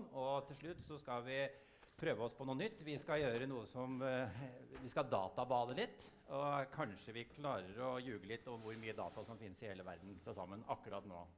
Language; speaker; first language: Norwegian; native; Norwegian